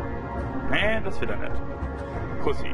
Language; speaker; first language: German; native; German